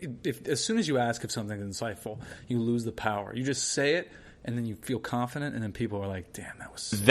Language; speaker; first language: English; native; English